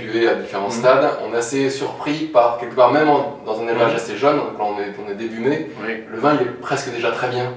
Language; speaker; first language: French; native; French